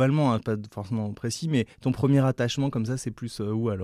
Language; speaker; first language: French; native; French